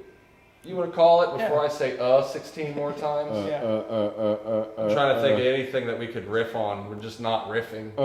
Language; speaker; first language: English; native; English